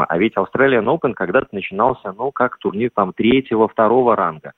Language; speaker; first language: Russian; native; Russian